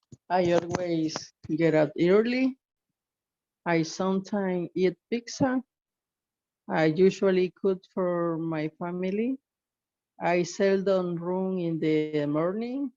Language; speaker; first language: English; non-native, learner; Spanish